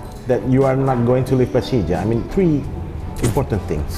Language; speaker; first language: English; non-native, fluent; Indonesian